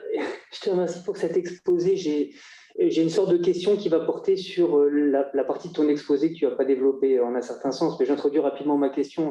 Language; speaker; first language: French; native; French